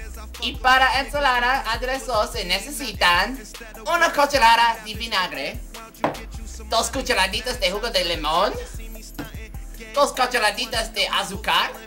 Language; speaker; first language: Spanish; non-native, learner; English